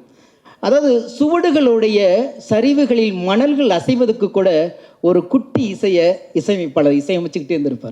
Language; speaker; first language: Tamil; native; Tamil